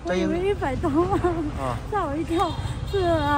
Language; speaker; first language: Chinese; non-native, fluent; Vietnamese